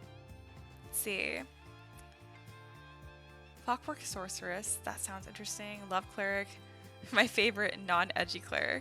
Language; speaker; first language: English; native; English